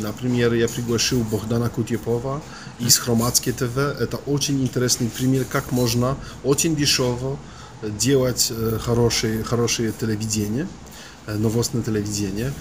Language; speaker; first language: Russian; non-native, fluent; Polish